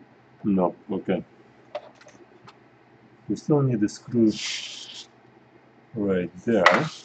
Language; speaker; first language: English; non-native, fluent; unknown